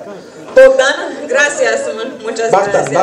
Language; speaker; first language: Spanish; non-native, learner; Romanian